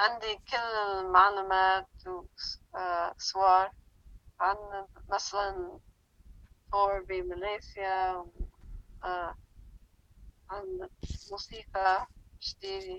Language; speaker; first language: Arabic; early bilingual, heritage; English